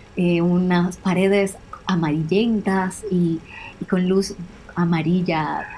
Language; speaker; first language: Spanish; native; Spanish